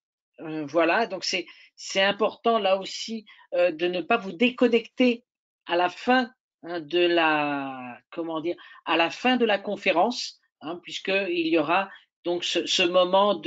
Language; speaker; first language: French; native; French